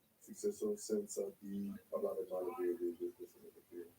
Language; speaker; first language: Italian; non-native, fluent; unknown